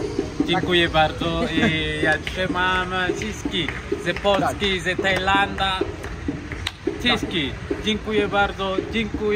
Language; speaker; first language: Polish; non-native, learner; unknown